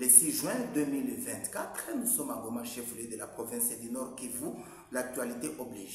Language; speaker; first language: French; non-native, local second language; Swahili